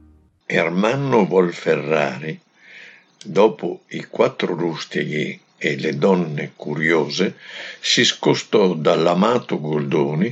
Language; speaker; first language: Italian; native; Italian